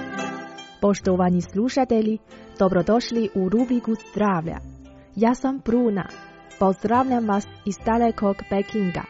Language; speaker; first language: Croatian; non-native, fluent; Chinese